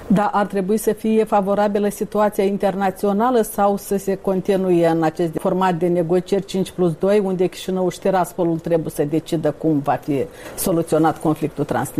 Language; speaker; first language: Romanian; native; Romanian